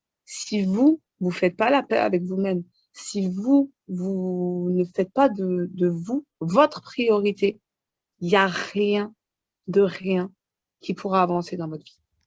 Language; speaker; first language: French; native; French